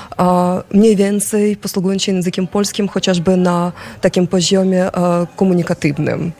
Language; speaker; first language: Polish; non-native, fluent; Ukrainian